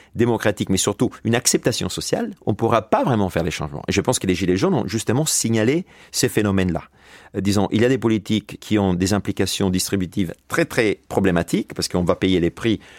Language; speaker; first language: French; non-native, fluent; Italian